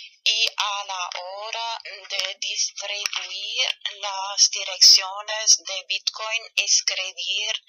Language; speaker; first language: Spanish; non-native, fluent; German